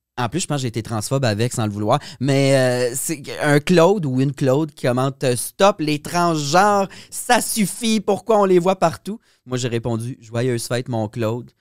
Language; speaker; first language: French; native; French